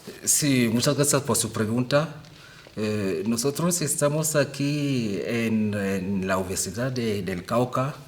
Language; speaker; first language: Spanish; non-native, fluent; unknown